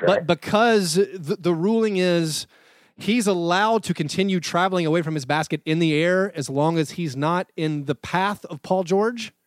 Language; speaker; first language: English; native; English